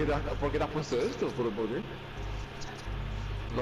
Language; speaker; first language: Spanish; native; Spanish